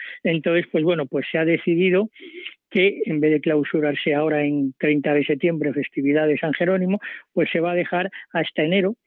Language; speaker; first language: Spanish; native; Spanish